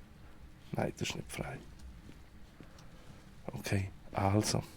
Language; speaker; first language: German; native; German